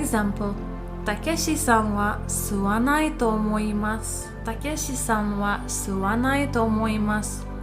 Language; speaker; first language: Japanese; non-native, fluent; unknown